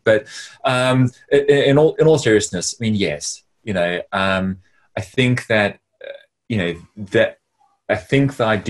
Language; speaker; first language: English; native; English